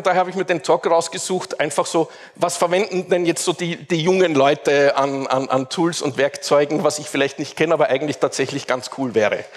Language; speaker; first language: German; native; German